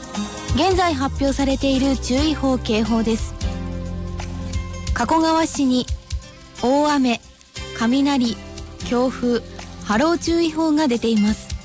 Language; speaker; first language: Japanese; native; Japanese